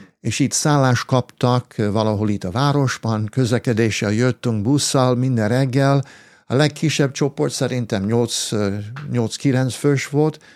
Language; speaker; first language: Hungarian; early bilingual, heritage; English